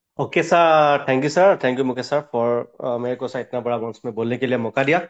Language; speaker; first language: Hindi; non-native, local second language; Assamese